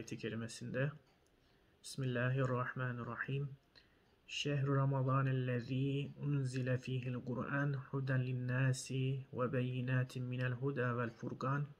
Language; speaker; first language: Turkish; native; Turkish